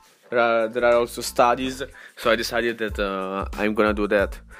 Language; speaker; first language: English; non-native, learner; Ukrainian